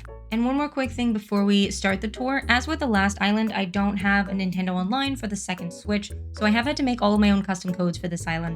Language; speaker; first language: English; native; English